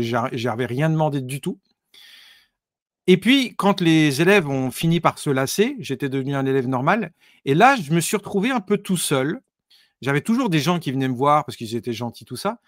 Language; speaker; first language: French; native; French